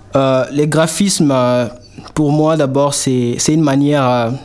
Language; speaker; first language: French; non-native, local second language; Swahili